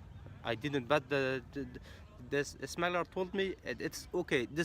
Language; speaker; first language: English; non-native, learner; Persian